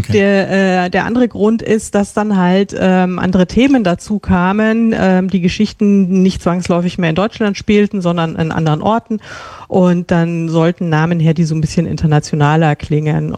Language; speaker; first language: German; native; German